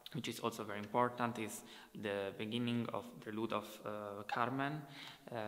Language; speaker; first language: English; non-native, fluent; Italian